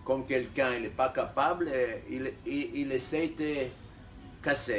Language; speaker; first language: French; non-native, fluent; Hebrew